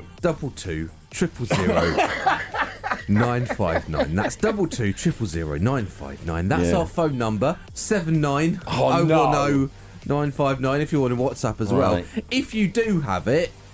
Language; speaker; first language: English; native; English